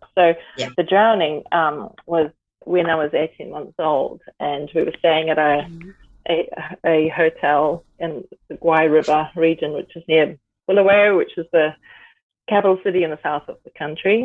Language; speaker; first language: English; native; English